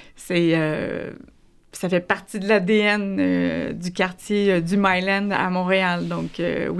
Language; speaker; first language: French; native; French